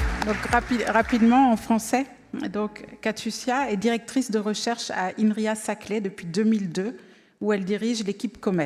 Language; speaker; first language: French; native; French